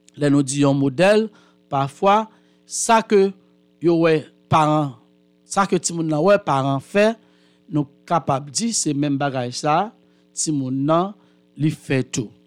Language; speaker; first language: French; native; French